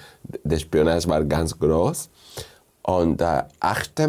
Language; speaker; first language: German; non-native, fluent; Spanish